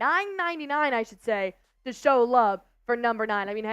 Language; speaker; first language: English; native; English